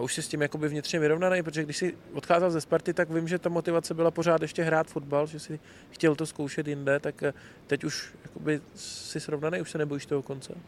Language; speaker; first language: Czech; native; Czech